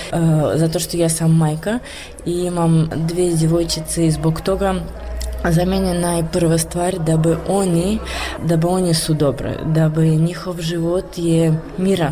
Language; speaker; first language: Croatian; non-native, learner; Russian